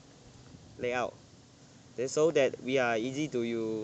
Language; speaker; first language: English; non-native, learner; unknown